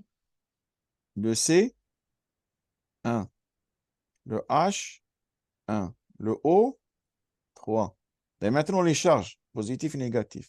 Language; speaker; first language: French; non-native, fluent; Arabic